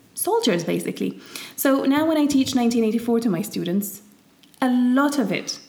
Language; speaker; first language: English; early bilingual, heritage; Arabic